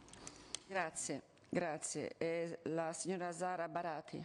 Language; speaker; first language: Italian; native; Italian